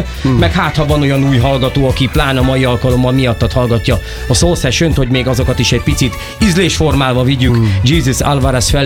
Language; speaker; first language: Hungarian; native; Hungarian